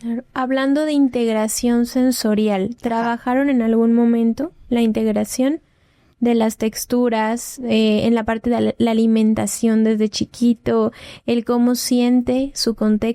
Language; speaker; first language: Spanish; native; Spanish